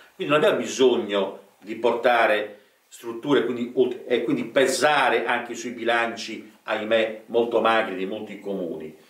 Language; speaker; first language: Italian; native; Italian